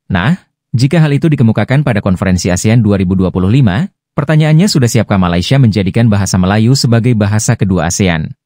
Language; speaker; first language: Indonesian; native; Indonesian